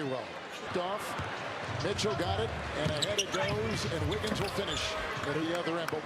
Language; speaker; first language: English; native; English